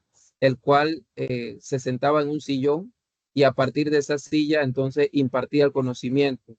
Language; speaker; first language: Spanish; native; Spanish